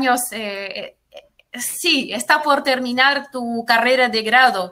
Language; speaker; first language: Spanish; non-native, fluent; Russian